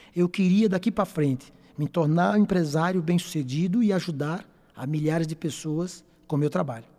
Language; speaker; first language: Portuguese; native; Portuguese